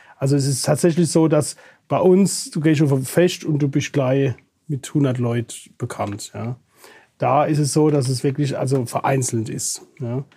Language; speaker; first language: German; native; German